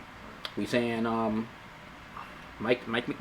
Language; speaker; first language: English; native; English